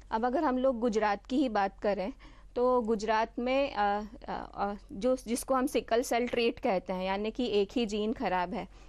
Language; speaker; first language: Hindi; non-native, local second language; Gujarati